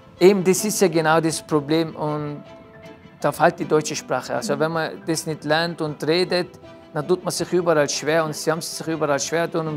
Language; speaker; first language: German; non-native, fluent; Turkish